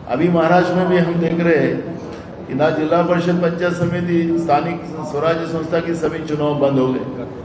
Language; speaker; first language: Hindi; non-native, local second language; Marathi